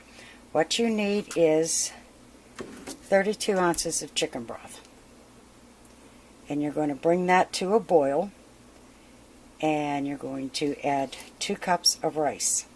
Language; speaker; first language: English; native; English